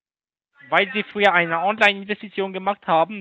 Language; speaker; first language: German; non-native, learner; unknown